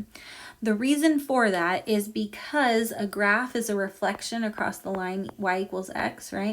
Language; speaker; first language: English; native; English